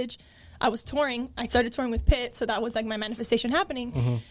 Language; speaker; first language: English; native; English